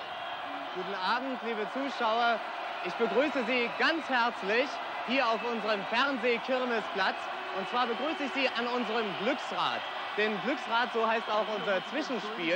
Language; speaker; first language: German; native; German